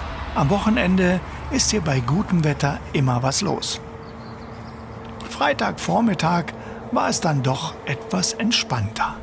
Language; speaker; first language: German; native; German